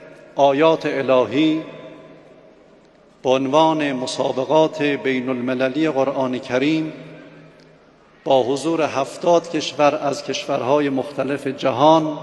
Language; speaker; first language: Persian; native; Persian